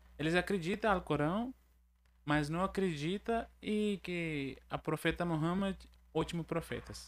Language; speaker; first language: Portuguese; non-native, learner; Arabic